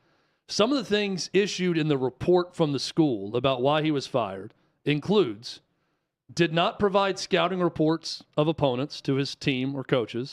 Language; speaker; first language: English; native; English